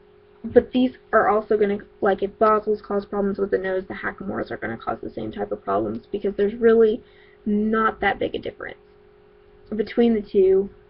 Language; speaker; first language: English; native; English